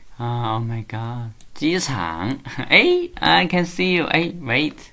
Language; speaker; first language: English; non-native, learner; Chinese